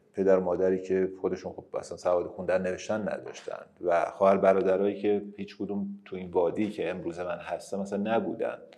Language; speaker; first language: Persian; non-native, local second language; Kurdish